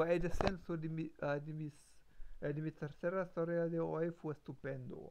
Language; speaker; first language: Spanish; non-native, learner; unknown